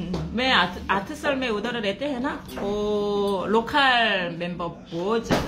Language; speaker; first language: Hindi; non-native, learner; Korean